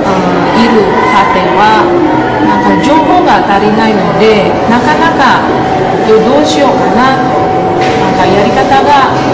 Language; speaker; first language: Japanese; non-native, fluent; Indonesian